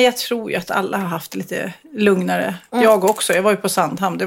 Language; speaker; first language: Swedish; native; Swedish